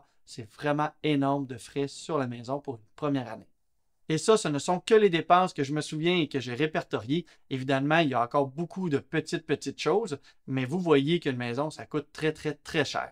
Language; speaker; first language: French; native; French